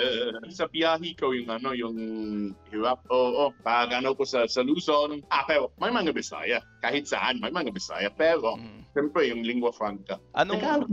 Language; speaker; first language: Filipino; non-native, learner; English